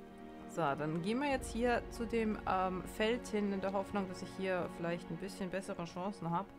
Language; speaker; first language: German; native; German